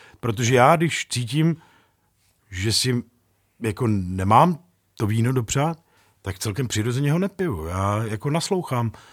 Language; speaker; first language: Czech; native; Czech